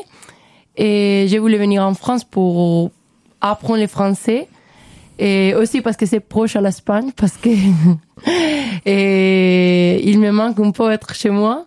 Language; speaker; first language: French; non-native, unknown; Spanish